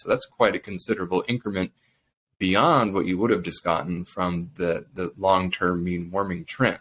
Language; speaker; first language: English; native; English